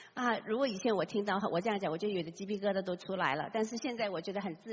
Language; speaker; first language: Chinese; native; Chinese